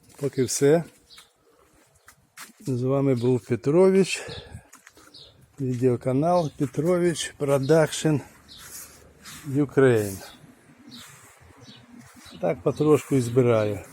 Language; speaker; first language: Ukrainian; native; Ukrainian